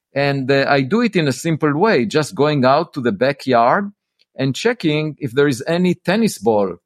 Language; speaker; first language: English; non-native, fluent; Hebrew